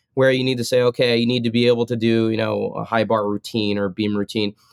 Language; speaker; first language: English; native; English